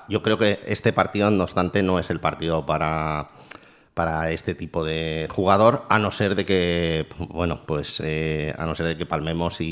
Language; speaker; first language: Spanish; native; Spanish